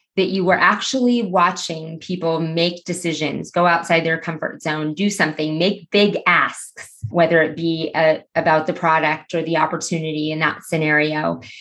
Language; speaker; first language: English; native; English